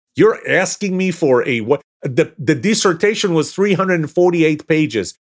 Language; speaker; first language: English; non-native, fluent; Hebrew